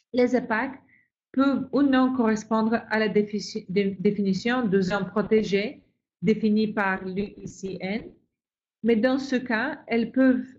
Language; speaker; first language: French; non-native, fluent; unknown